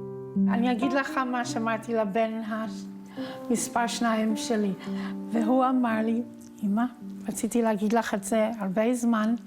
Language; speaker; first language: Hebrew; non-native, fluent; English